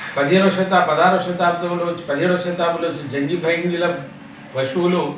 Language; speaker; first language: Telugu; non-native, local second language; Lambadi